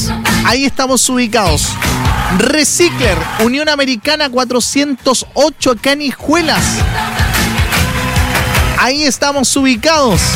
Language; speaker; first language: Spanish; native; Spanish